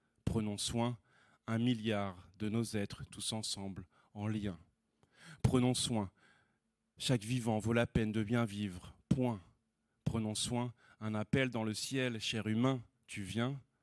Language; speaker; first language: French; native; French